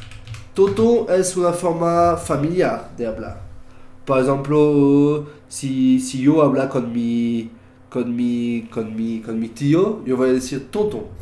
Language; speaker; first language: Spanish; non-native, learner; French